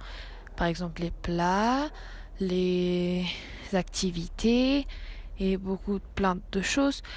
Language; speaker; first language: French; non-native, fluent; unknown